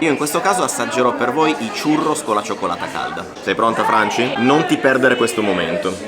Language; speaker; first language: Italian; native; Italian